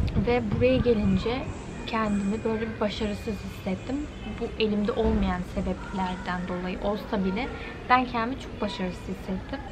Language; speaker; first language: Turkish; early bilingual, heritage; Turkish